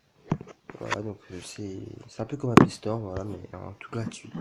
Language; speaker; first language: French; native; French